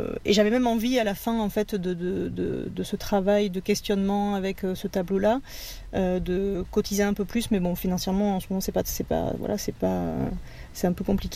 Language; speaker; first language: French; native; French